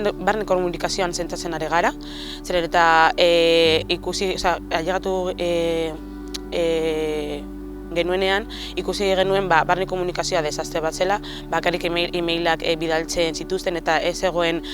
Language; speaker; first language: Basque; non-native, local second language; Spanish